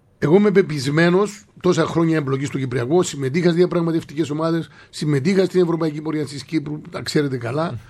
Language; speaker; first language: Greek; native; Greek